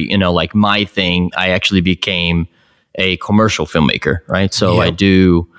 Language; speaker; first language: English; non-native, fluent; Portuguese